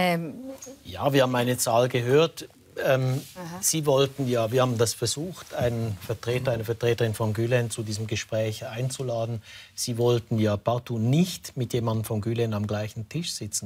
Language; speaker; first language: German; native; German